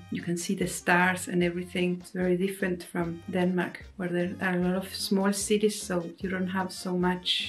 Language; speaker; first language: English; non-native, fluent; Spanish